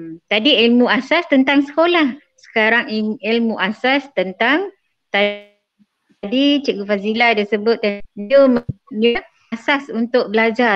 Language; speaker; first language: Malay; native; Malay